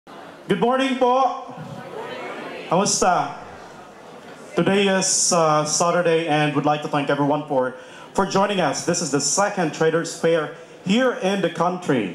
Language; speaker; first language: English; non-native, local second language; Filipino